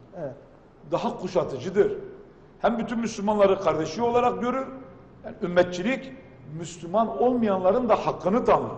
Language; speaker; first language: Turkish; non-native, local second language; Kurdish